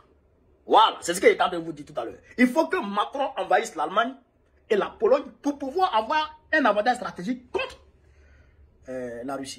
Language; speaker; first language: French; non-native, local second language; Bambara